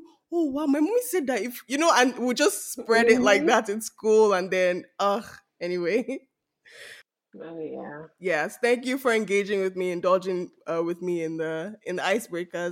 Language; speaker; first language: English; non-native, local second language; Yoruba